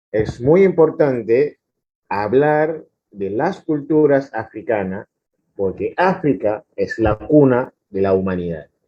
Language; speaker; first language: Spanish; non-native, fluent; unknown